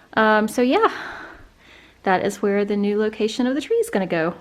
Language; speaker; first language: English; native; English